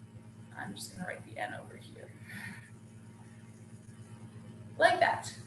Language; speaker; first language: English; native; English